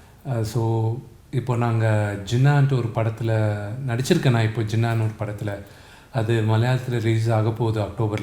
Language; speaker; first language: Tamil; non-native, local second language; Telugu